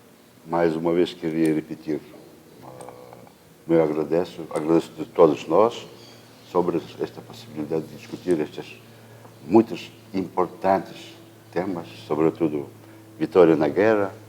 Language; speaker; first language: Portuguese; non-native, fluent; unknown